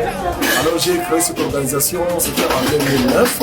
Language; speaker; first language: French; non-native, local second language; Swahili